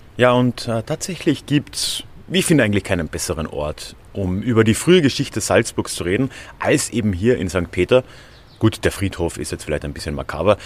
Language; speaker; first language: German; native; German